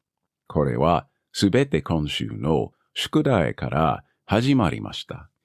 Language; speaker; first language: Japanese; non-native, learner; English